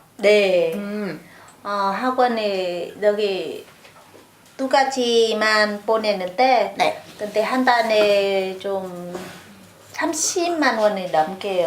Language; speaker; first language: Korean; non-native, learner; Vietnamese